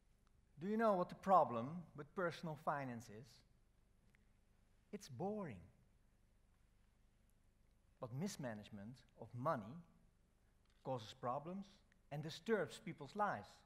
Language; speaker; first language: English; non-native, fluent; Dutch